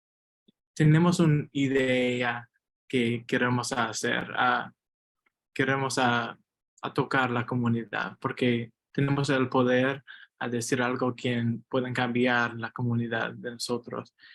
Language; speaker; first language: Spanish; non-native, learner; English